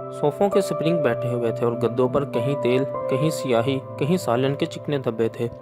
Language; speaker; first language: Urdu; native; Urdu